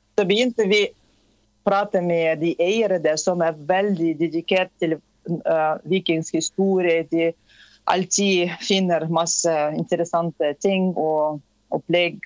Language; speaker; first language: Norwegian; non-native, fluent; Tatar